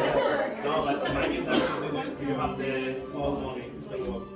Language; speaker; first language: English; non-native, learner; Spanish